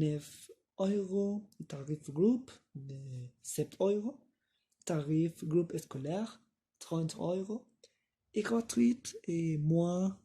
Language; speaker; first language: French; non-native, learner; Spanish